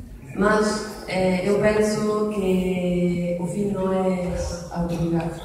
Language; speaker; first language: Portuguese; non-native, learner; Italian